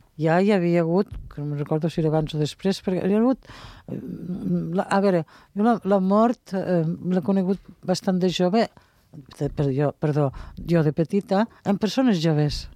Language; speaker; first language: Catalan; native; Catalan